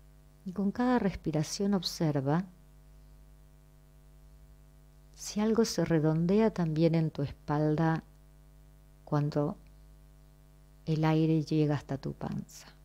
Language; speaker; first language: Spanish; native; Spanish